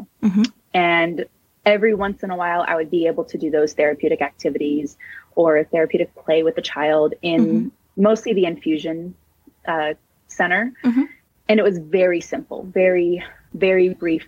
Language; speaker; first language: English; native; English